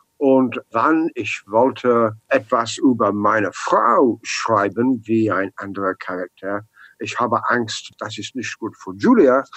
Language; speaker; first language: German; non-native, learner; English